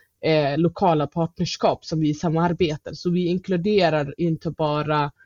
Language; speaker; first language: Swedish; non-native, fluent; Somali